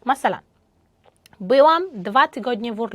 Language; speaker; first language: Polish; non-native, fluent; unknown